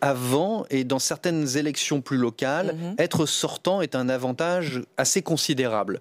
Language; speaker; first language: French; native; French